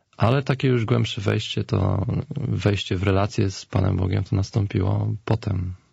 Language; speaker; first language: Polish; native; Polish